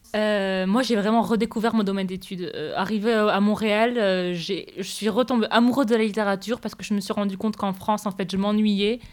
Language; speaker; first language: French; native; French